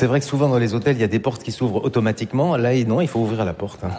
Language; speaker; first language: French; native; French